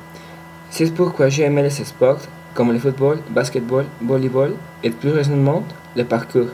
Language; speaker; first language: French; non-native, learner; Spanish